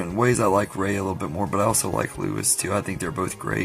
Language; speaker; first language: English; native; English